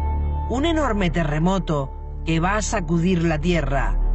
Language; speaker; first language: Spanish; native; Spanish